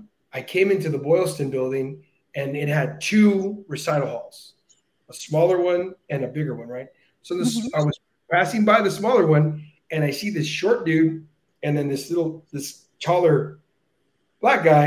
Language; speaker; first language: English; native; English